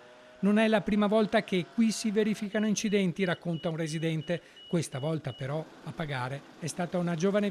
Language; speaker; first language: Italian; native; Italian